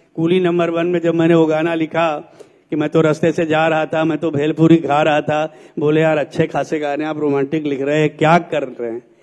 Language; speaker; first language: Hindi; native; Hindi